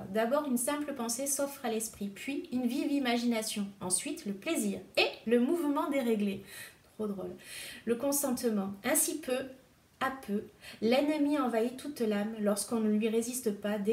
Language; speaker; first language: French; native; French